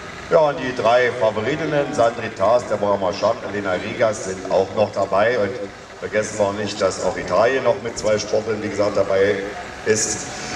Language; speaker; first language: German; native; German